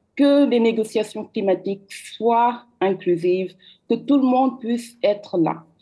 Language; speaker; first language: French; non-native, local second language; Wolof